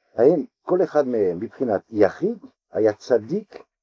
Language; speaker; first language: Hebrew; non-native, fluent; French